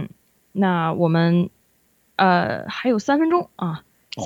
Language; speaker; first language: Chinese; native; Chinese